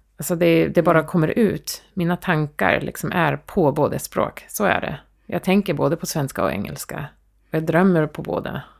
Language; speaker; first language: Swedish; early bilingual, heritage; Swedish